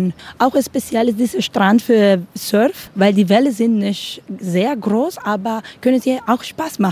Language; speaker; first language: German; non-native, learner; Spanish